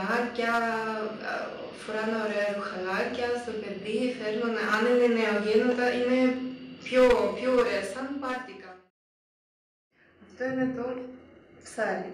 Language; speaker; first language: Greek; non-native, learner; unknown